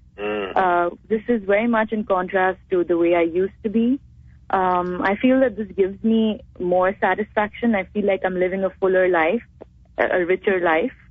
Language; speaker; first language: English; non-native, local second language; Hindi